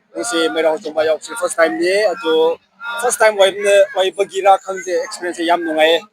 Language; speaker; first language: Manipuri; non-native, local second language; Tangkhul Naga (India)